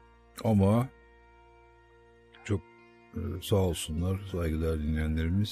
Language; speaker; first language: Turkish; native; Turkish